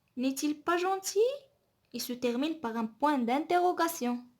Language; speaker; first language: French; non-native, local second language; Arabic